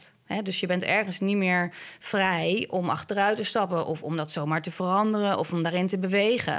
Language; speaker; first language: Dutch; native; Dutch